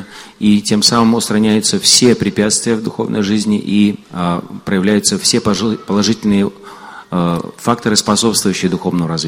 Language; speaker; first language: Russian; native; Russian